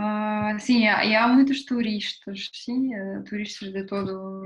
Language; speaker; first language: Portuguese; non-native, fluent; Russian